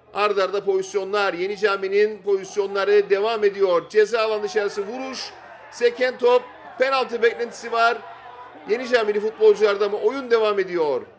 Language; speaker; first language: Turkish; native; Turkish